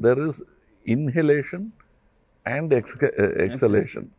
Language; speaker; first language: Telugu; non-native, local second language; Tamil